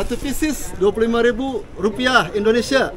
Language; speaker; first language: Indonesian; non-native, local second language; Sundanese